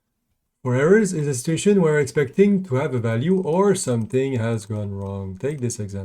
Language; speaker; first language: English; non-native, local second language; French